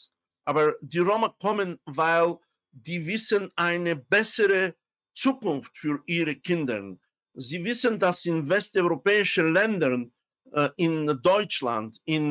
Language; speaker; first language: German; non-native, fluent; Romany